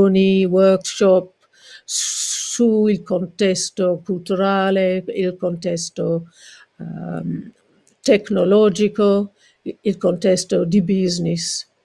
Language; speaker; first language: Italian; non-native, learner; English